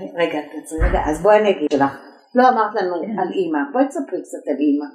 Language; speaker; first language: Hebrew; native; Hebrew